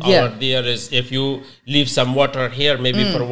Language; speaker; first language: English; non-native, learner; Persian